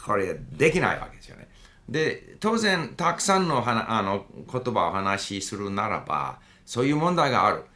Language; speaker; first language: Japanese; non-native, fluent; English